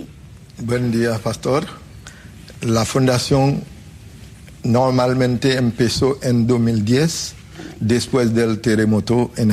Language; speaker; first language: Spanish; non-native, fluent; Haitian Creole